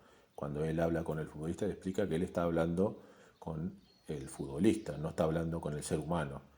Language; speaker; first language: Spanish; native; Spanish